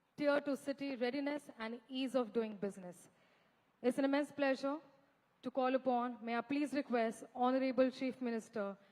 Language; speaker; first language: English; non-native, local second language; Marathi